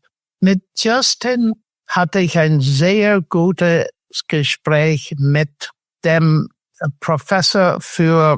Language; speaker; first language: German; non-native, fluent; English